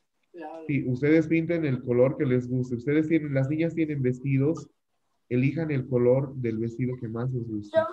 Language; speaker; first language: Spanish; native; Spanish